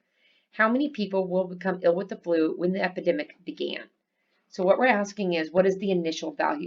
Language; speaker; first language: English; native; English